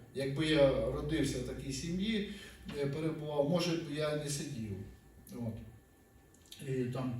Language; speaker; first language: Ukrainian; native; Ukrainian